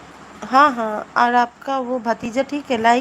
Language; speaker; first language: Hindi; non-native, local second language; Bangla